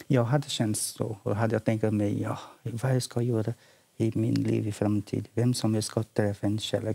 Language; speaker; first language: Swedish; non-native, learner; Portuguese